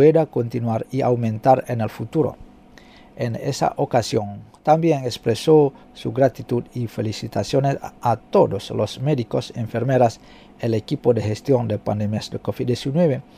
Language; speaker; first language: Spanish; non-native, fluent; Indonesian